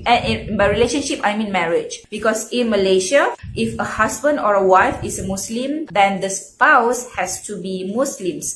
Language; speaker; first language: English; non-native, local second language; Malay